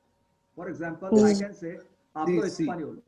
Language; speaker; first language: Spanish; non-native, fluent; Hindi